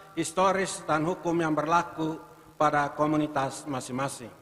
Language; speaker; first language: Indonesian; non-native, local second language; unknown